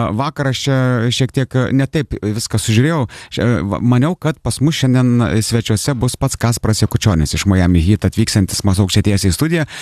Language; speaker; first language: Lithuanian; native; Lithuanian